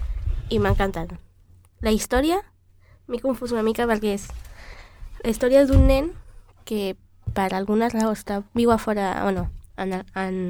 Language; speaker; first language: Catalan; non-native, local second language; Spanish